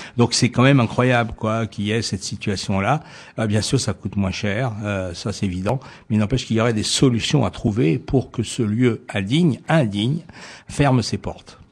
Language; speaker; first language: French; native; French